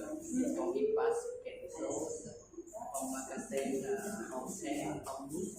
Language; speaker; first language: French; non-native, learner; Lao